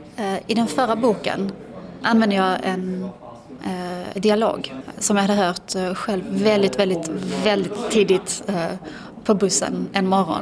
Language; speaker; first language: Swedish; early bilingual, other home language; Persian